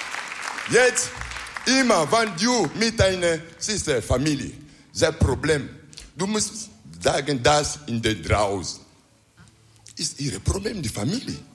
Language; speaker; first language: German; non-native, learner; French